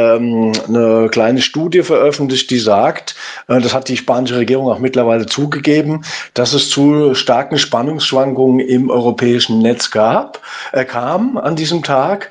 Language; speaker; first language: German; native; German